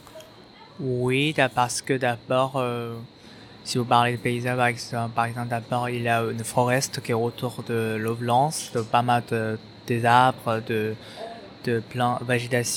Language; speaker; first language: French; non-native, fluent; Chinese